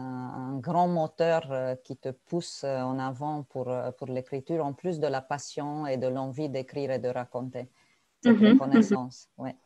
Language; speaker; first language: French; native; French